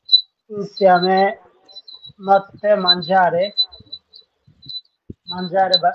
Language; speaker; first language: Italian; non-native, learner; Bangla